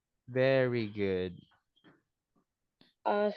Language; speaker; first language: English; non-native, fluent; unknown